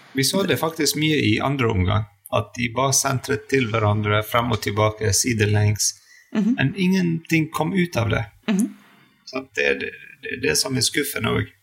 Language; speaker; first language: Norwegian; non-native, fluent; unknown